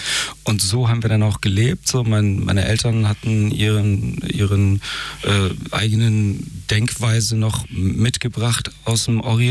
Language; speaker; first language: German; early bilingual, other home language; Persian